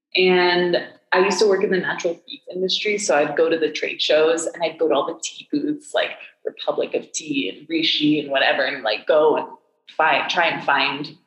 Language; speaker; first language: English; native; English